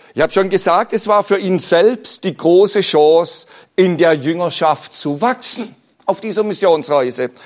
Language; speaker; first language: German; native; German